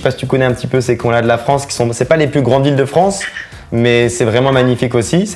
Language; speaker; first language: French; native; French